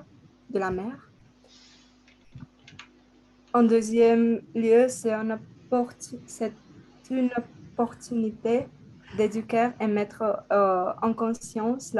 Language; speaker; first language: French; non-native, learner; Spanish